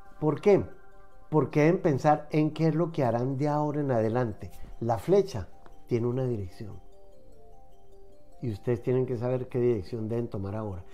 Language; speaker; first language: Spanish; native; Spanish